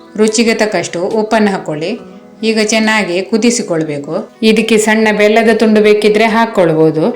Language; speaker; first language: Kannada; non-native, local second language; Konkani